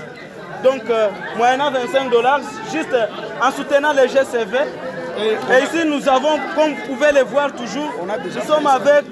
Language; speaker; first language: French; non-native, local second language; Swahili